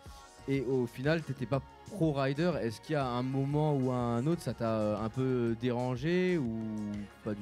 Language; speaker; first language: French; native; French